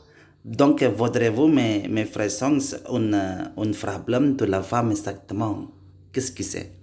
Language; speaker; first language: French; non-native, learner; Indonesian